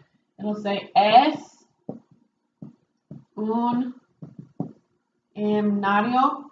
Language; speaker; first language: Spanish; non-native, fluent; English